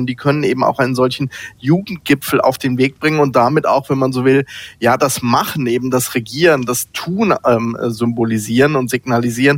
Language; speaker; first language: German; native; German